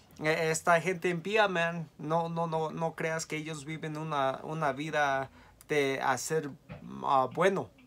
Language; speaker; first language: Spanish; early bilingual, heritage; Spanish